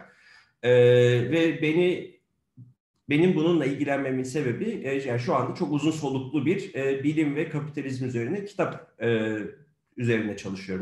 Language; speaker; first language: Turkish; native; Turkish